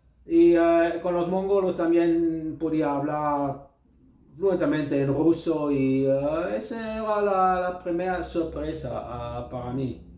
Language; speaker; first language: Spanish; non-native, learner; German